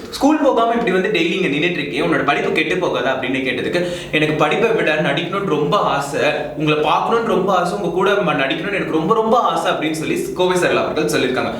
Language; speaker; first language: Tamil; native; Tamil